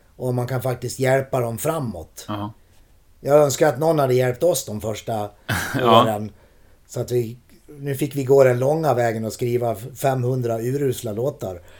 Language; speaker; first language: Swedish; native; Swedish